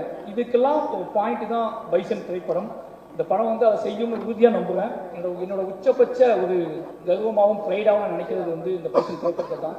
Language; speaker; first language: Tamil; native; Tamil